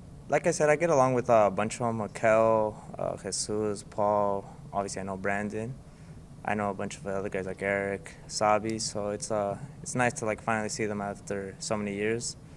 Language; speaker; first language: English; early bilingual, other home language; Spanish